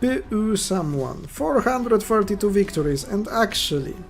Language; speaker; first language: English; non-native, fluent; Polish